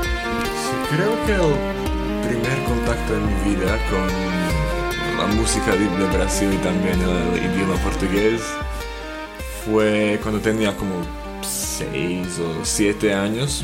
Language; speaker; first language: Spanish; non-native, fluent; Slovak